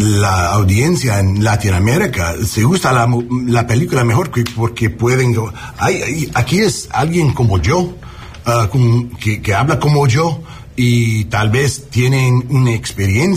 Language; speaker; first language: Spanish; early bilingual, heritage; English